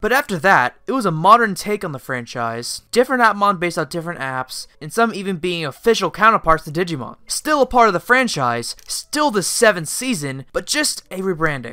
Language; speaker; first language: English; native; English